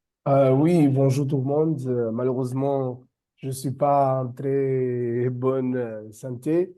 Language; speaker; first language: French; non-native, fluent; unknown